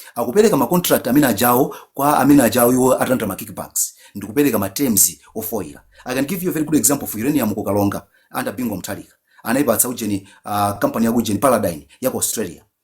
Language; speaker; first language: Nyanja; native; Nyanja